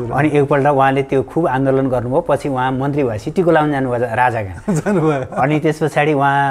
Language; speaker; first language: Nepali; native; Nepali